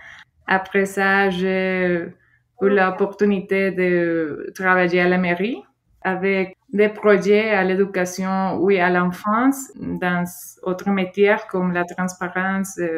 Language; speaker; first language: French; non-native, fluent; Spanish